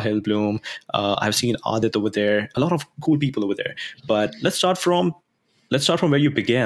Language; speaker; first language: English; non-native, local second language; Hindi